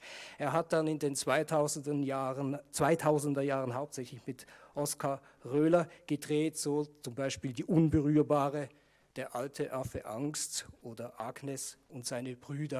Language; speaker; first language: German; native; German